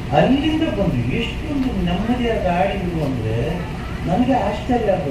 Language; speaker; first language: Kannada; non-native, local second language; Telugu